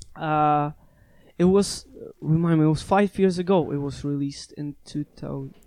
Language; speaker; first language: English; non-native, fluent; Polish